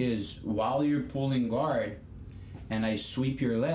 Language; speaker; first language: English; non-native, fluent; Portuguese